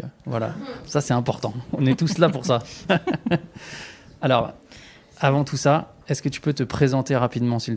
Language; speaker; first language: French; native; French